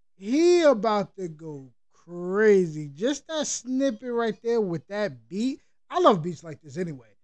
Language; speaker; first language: English; native; English